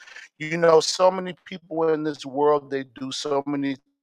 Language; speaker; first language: English; native; English